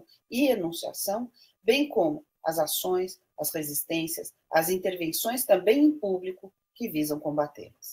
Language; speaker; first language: Portuguese; native; Portuguese